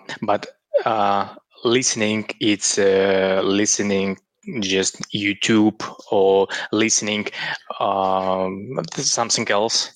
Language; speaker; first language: English; non-native, learner; Russian